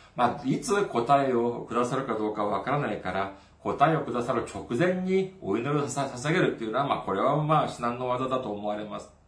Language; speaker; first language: Japanese; non-native, fluent; Korean